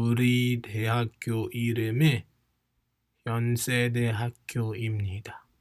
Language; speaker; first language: Korean; non-native, fluent; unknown